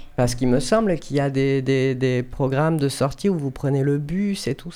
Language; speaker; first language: French; native; French